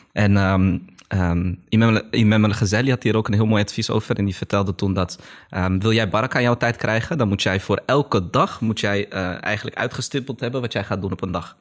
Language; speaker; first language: Dutch; early bilingual, other home language; Arabic